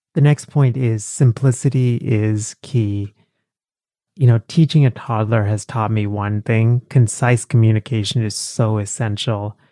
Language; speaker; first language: English; early bilingual, other home language; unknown